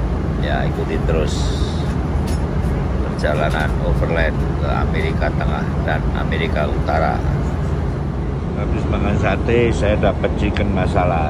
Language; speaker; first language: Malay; non-native, local second language; Javanese